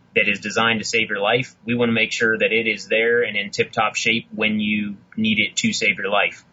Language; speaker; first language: English; native; English